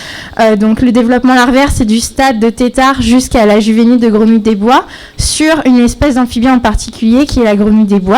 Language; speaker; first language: French; native; French